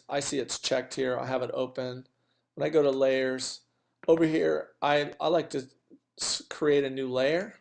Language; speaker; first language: English; native; English